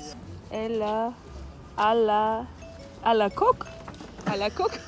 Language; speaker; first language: French; non-native, fluent; Polish